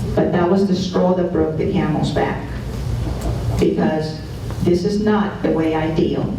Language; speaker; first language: English; non-native, fluent; Spanish